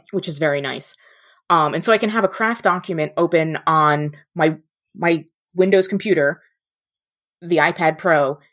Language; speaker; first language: English; native; English